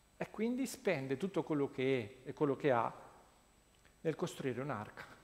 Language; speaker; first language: Italian; non-native, fluent; Russian